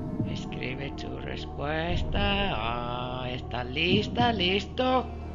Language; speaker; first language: Spanish; non-native, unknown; English